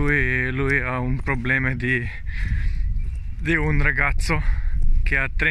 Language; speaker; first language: Italian; non-native, learner; Slovenian